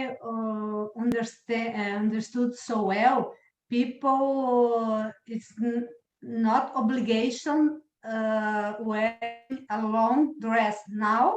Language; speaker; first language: English; non-native, learner; Portuguese